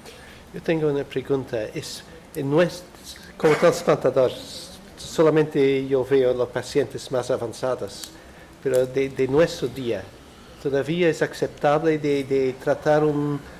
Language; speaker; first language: Spanish; non-native, fluent; Dutch